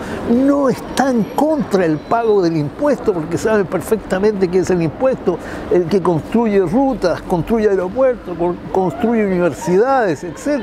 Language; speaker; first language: Spanish; native; Spanish